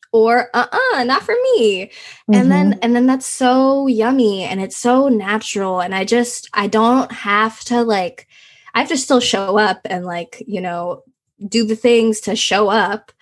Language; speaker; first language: English; early bilingual, other home language; Nepali